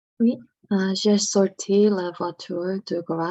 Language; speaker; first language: French; non-native, learner; English